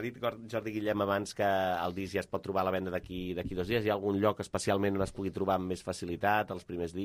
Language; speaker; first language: Catalan; native; Catalan